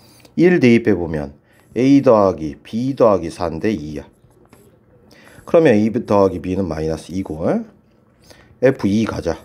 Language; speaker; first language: Korean; native; Korean